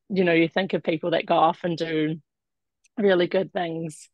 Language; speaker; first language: English; native; English